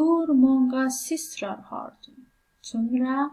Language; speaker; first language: Swedish; non-native, fluent; Pashto